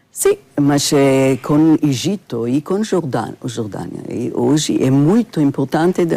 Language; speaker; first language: Portuguese; non-native, fluent; Hebrew